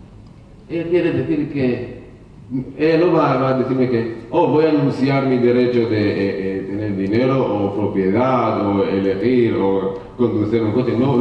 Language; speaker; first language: Spanish; non-native, learner; Hebrew